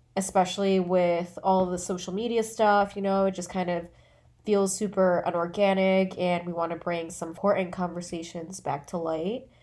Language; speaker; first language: English; native; English